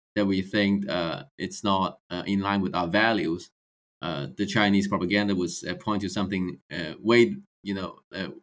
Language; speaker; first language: English; non-native, fluent; Chinese